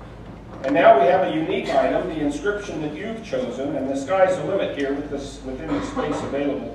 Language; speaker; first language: English; native; English